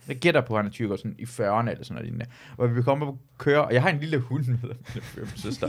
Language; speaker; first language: Danish; native; Danish